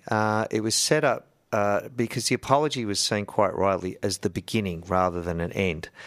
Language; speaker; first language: English; native; English